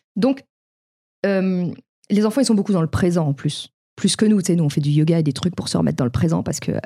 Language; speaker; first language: French; native; French